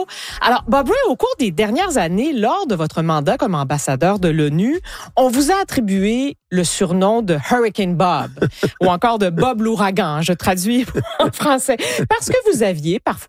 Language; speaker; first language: French; native; French